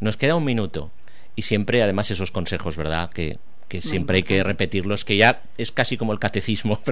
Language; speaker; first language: Spanish; native; Spanish